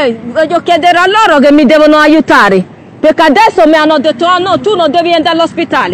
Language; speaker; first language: Italian; non-native, learner; Nigerian Pidgin